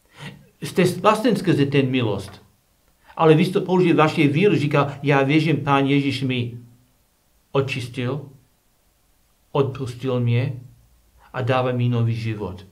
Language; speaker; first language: Czech; non-native, learner; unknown